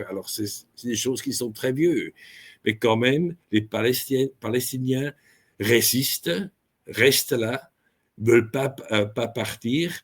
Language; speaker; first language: French; non-native, local second language; German